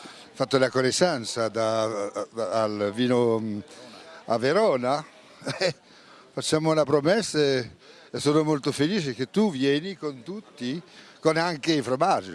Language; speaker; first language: Italian; non-native, fluent; French